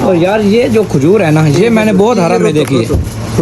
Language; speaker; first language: Hindi; native; Hindi